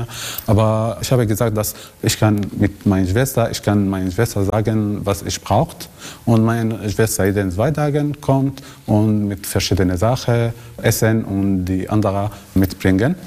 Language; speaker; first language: German; non-native, learner; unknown